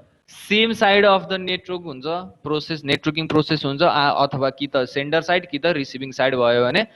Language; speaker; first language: Nepali; native; Nepali